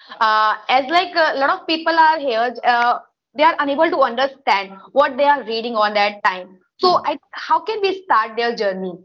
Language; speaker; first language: English; non-native, local second language; Hindi